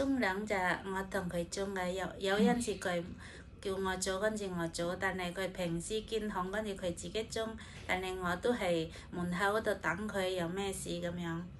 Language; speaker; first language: Cantonese; non-native, fluent; Indonesian